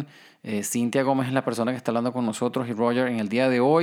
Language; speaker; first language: Spanish; native; Spanish